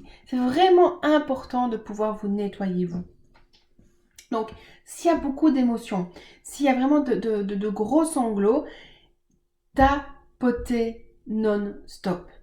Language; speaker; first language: French; native; French